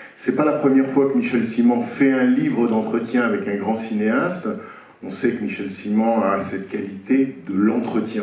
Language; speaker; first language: French; native; French